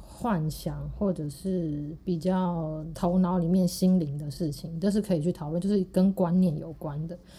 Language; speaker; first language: Chinese; native; Chinese